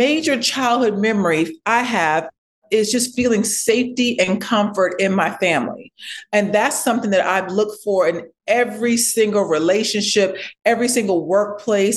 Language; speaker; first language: English; native; English